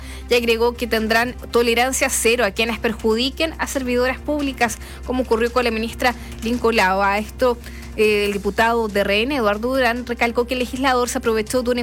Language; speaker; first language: Spanish; native; Spanish